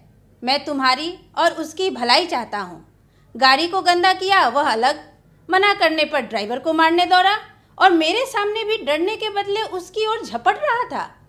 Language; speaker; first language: Hindi; native; Hindi